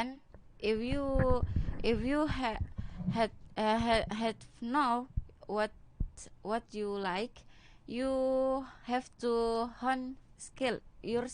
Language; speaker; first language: English; non-native, learner; Indonesian